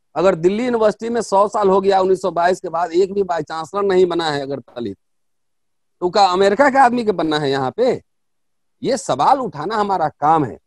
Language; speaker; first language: Hindi; native; Hindi